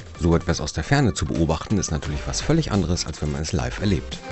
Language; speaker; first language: German; native; German